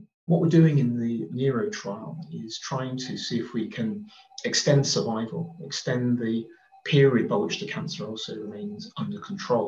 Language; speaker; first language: English; native; English